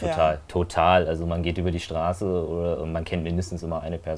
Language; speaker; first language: German; native; German